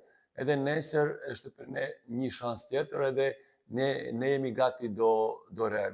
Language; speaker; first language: Albanian; non-native, fluent; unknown